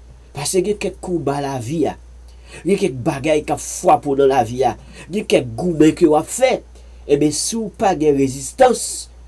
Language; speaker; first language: French; non-native, learner; Haitian Creole